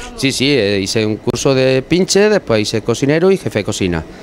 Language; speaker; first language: Spanish; native; Spanish